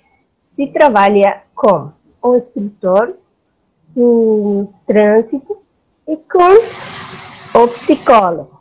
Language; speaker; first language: Portuguese; non-native, learner; Spanish